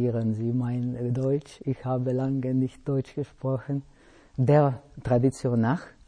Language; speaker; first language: German; non-native, fluent; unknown